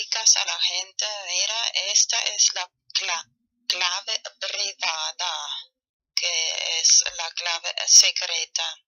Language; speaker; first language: Spanish; non-native, fluent; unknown